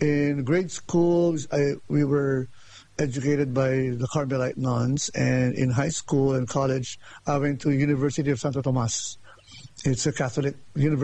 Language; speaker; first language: English; non-native, local second language; Filipino